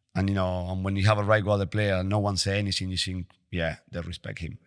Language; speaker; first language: English; non-native, fluent; Spanish